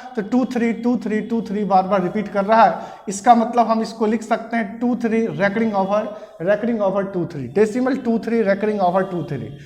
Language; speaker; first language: Hindi; native; Hindi